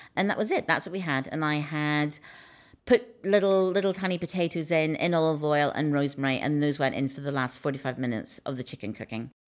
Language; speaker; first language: English; native; English